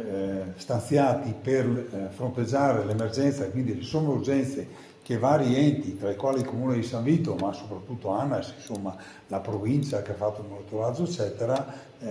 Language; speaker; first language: Italian; native; Italian